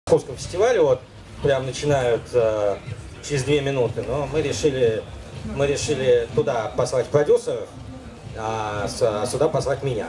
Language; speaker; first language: Russian; native; Russian